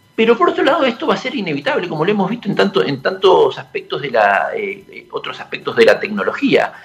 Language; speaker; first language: Spanish; native; Spanish